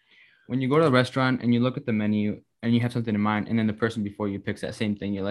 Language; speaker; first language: English; non-native, fluent; Spanish